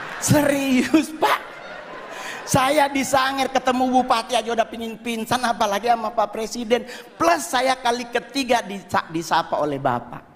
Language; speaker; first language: Indonesian; native; Indonesian